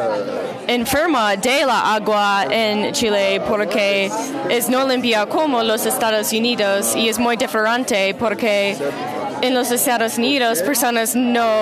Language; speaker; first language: Spanish; non-native, learner; English